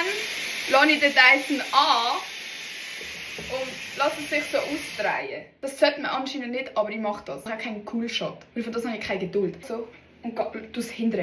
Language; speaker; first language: German; native; German